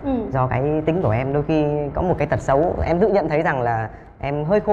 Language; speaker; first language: Vietnamese; native; Vietnamese